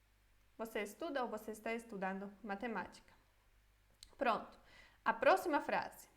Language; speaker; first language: Portuguese; non-native, fluent; Polish